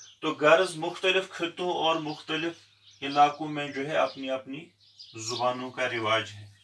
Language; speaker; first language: Urdu; non-native, local second language; Kashmiri